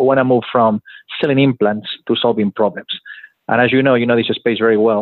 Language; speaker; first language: English; non-native, fluent; Spanish